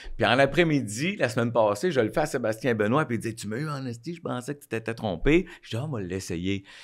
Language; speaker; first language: French; native; French